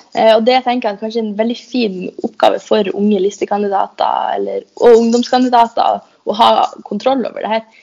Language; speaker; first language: Norwegian; native; Norwegian